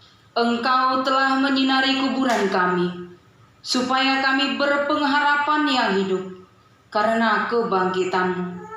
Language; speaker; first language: Indonesian; native; Indonesian